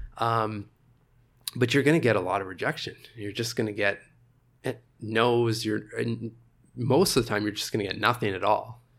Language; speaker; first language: English; native; English